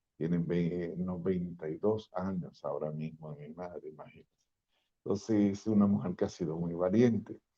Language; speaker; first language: Spanish; native; Spanish